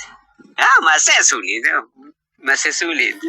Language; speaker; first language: Indonesian; non-native, learner; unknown